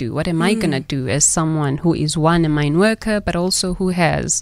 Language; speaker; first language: English; non-native, local second language; Xhosa